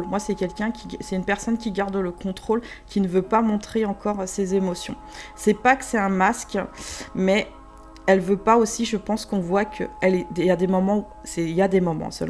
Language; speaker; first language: French; native; French